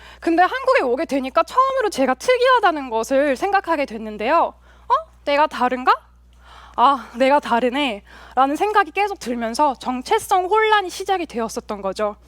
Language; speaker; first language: Korean; early bilingual, heritage; Korean